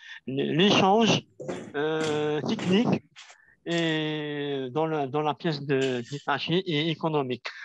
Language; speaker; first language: French; non-native, local second language; Arabic